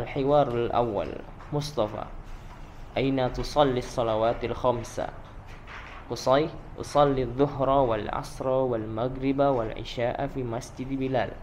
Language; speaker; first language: Arabic; non-native, fluent; Indonesian